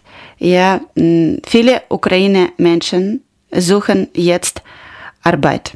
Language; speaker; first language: German; non-native, learner; Ukrainian